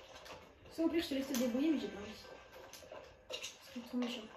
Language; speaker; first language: French; native; French